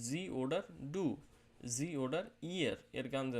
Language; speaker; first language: German; non-native, learner; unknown